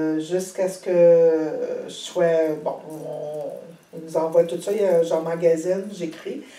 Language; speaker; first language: French; native; French